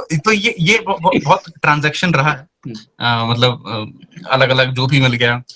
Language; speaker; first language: Hindi; native; Hindi